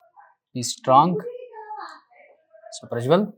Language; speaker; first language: Telugu; native; Telugu